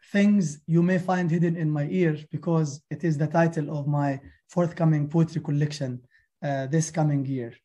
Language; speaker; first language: English; non-native, fluent; Arabic